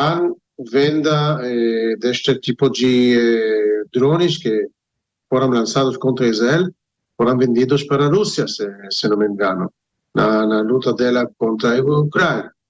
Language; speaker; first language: Portuguese; non-native, fluent; Hebrew